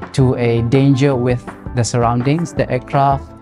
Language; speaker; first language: English; non-native, fluent; Malay